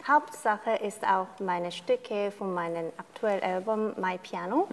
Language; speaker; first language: German; non-native, fluent; Korean